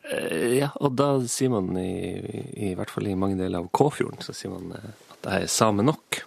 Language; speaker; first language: Norwegian; native; Norwegian